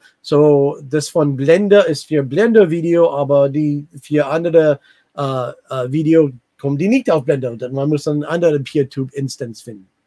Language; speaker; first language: German; non-native, learner; English